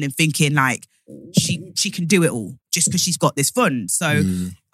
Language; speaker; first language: English; native; English